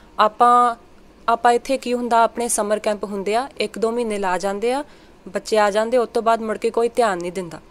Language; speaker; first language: Punjabi; early bilingual, heritage; Punjabi